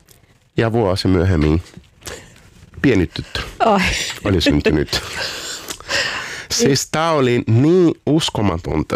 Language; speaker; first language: Finnish; non-native, learner; Portuguese